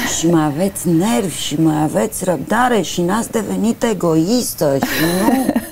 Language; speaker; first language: Romanian; native; Romanian